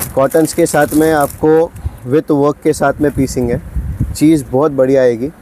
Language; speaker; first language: Hindi; non-native, local second language; Marathi